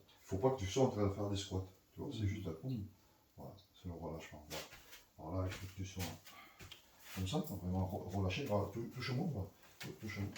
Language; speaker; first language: French; native; French